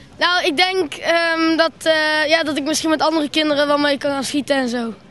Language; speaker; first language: Dutch; native; Dutch